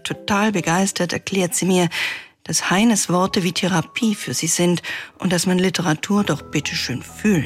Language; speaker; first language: German; native; German